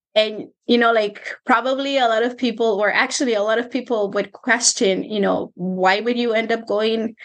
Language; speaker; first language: English; non-native, fluent; Spanish